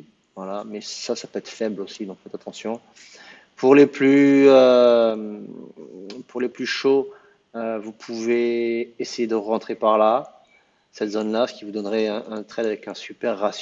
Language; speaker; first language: French; native; French